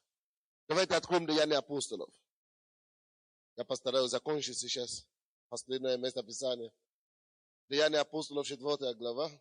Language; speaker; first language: Russian; non-native, fluent; Yoruba